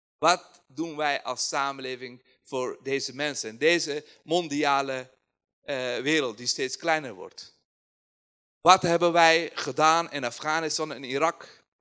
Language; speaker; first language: Dutch; non-native, fluent; Persian